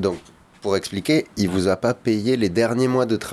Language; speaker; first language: French; native; French